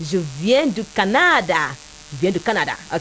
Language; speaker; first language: French; non-native, fluent; Yoruba